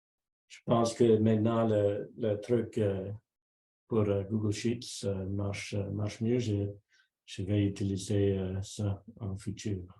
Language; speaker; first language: French; non-native, local second language; English